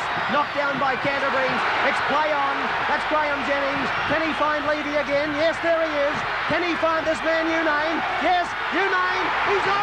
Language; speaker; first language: English; native; English